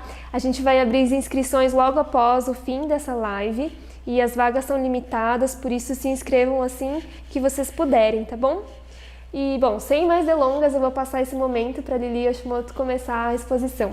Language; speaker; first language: Portuguese; native; Portuguese